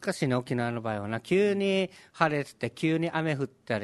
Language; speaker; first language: Japanese; native; Japanese